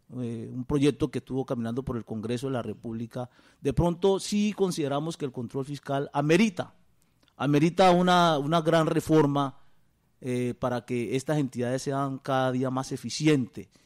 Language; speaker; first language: Spanish; native; Spanish